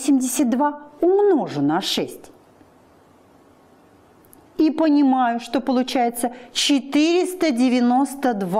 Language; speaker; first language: Russian; native; Russian